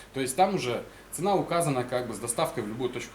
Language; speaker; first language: Russian; native; Russian